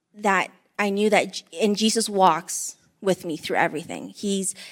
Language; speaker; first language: English; native; English